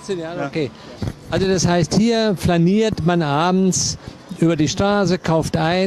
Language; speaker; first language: German; native; German